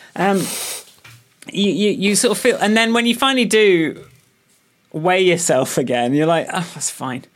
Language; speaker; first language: English; native; English